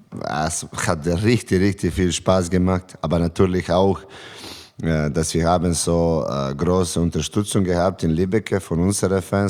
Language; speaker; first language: German; non-native, learner; Serbian